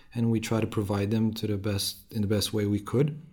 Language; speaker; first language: English; non-native, fluent; Romanian